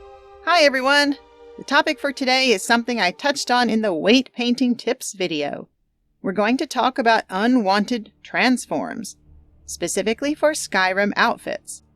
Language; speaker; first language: English; native; English